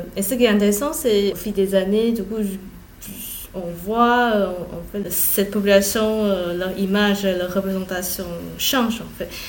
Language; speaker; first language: French; non-native, fluent; Chinese